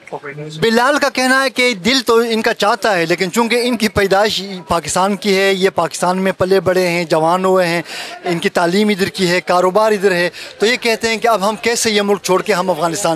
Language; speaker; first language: Hindi; non-native, local second language; Pashto